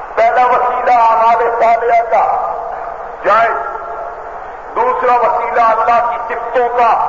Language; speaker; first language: Urdu; non-native, local second language; Punjabi